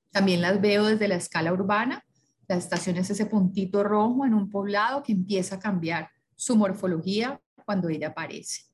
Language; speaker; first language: Spanish; native; Spanish